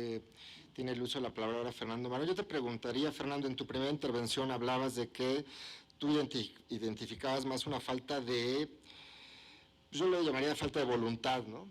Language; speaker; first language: Spanish; native; Spanish